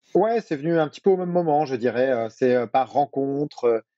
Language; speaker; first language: French; native; French